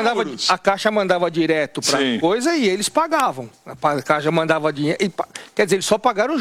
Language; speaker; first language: Portuguese; native; Portuguese